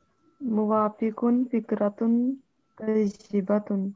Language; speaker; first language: Arabic; non-native, learner; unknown